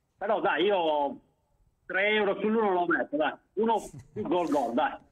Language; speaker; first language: Italian; native; Italian